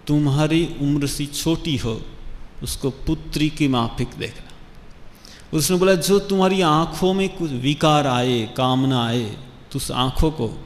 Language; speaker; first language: Hindi; non-native, local second language; Bangla